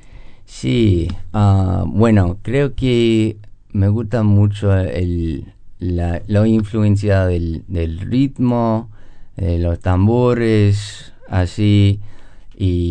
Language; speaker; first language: Spanish; non-native, learner; English